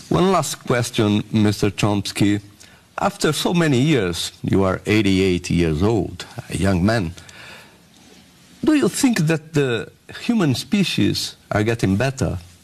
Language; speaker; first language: English; non-native, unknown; Portuguese